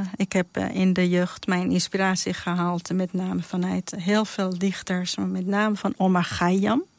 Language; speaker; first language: Dutch; non-native, fluent; Persian